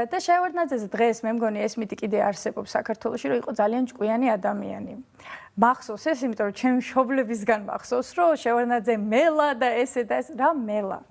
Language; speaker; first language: Georgian; early bilingual, heritage; Georgian